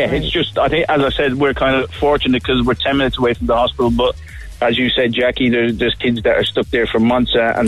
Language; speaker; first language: English; native; English